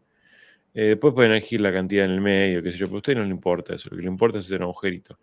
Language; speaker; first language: Spanish; native; Spanish